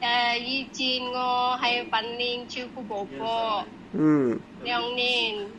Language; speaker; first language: Chinese; non-native, learner; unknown